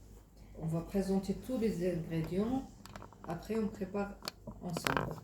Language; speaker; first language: French; non-native, fluent; Arabic